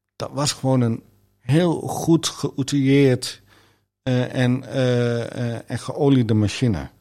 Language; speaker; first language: Dutch; native; Dutch